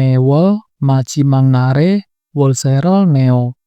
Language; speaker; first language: Korean; non-native, fluent; Indonesian